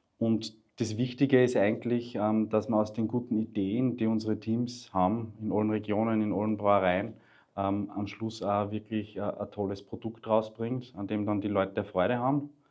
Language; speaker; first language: German; native; German